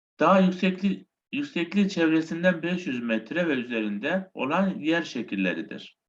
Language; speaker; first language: Turkish; native; Turkish